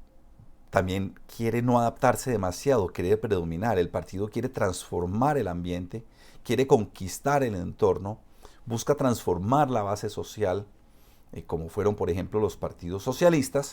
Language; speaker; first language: Spanish; native; Spanish